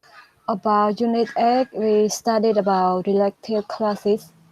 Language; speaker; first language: English; non-native, learner; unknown